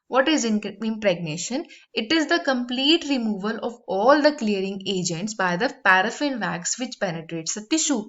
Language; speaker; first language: English; non-native, local second language; Punjabi